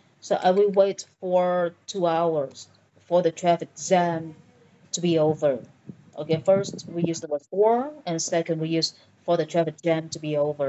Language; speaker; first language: English; non-native, fluent; Vietnamese